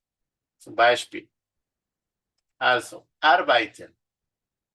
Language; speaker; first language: German; non-native, fluent; Spanish